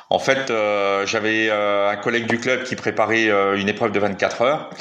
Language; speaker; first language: French; native; French